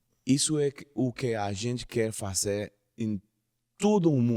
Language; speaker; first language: Portuguese; non-native, learner; Spanish